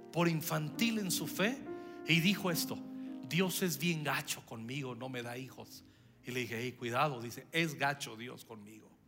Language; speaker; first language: Spanish; native; Spanish